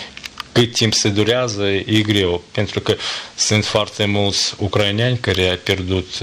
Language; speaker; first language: Romanian; non-native, learner; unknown